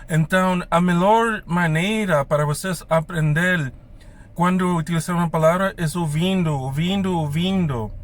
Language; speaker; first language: Portuguese; non-native, fluent; English